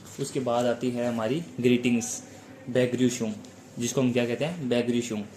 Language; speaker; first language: Hindi; native; Hindi